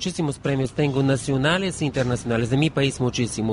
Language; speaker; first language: Spanish; non-native, learner; Bulgarian